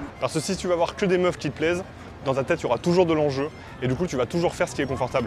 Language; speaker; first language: French; native; French